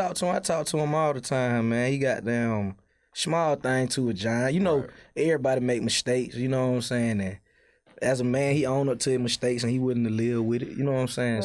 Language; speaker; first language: English; native; English